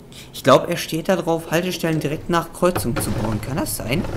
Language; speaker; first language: German; native; German